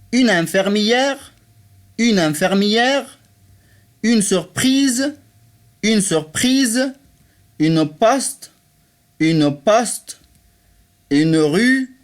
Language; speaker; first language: French; non-native, fluent; Arabic